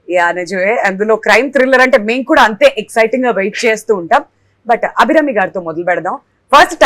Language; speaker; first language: Telugu; native; Telugu